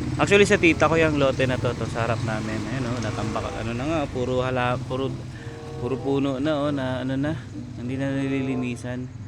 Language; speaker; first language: Filipino; native; Filipino